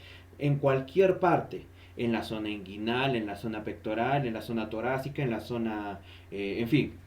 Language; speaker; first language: Spanish; native; Spanish